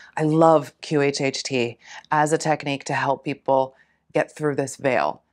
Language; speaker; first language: English; native; English